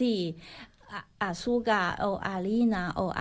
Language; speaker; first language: Spanish; non-native, learner; Chinese